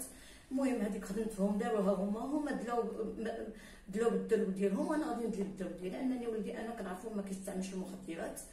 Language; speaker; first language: Arabic; native; Arabic